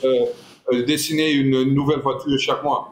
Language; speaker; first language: French; non-native, fluent; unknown